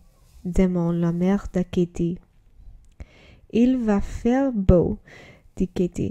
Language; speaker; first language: French; non-native, learner; English